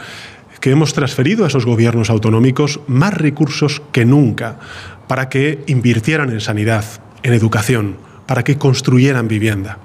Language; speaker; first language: Spanish; native; Spanish